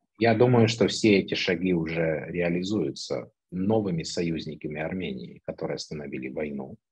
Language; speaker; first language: Russian; native; Russian